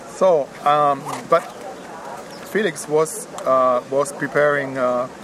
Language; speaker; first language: English; non-native, fluent; German